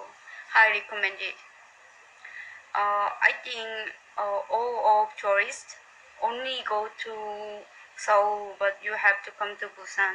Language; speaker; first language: English; non-native, learner; Korean